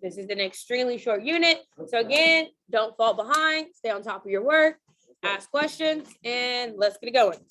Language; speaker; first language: English; native; English